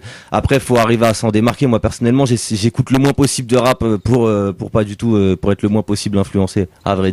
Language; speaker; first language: French; native; French